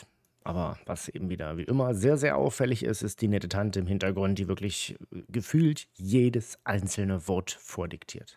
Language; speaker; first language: German; native; German